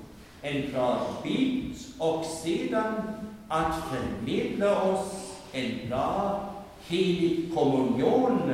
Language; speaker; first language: Swedish; non-native, fluent; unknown